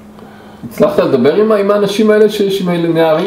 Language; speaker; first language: Hebrew; native; Hebrew